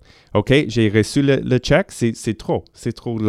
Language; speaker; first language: French; non-native, local second language; English